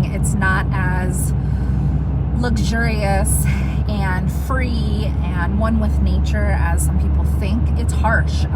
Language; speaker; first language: English; native; English